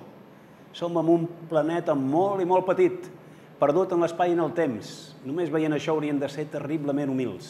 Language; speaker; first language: Catalan; native; Catalan